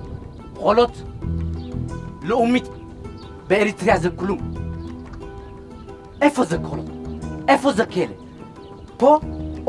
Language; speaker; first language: Hebrew; non-native, fluent; Tigrinya